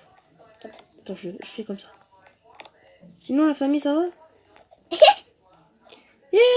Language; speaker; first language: French; native; French